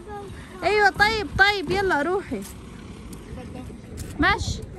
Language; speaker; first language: Arabic; non-native, fluent; Urdu